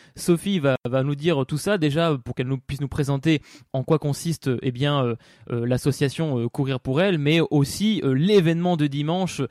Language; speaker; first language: French; native; French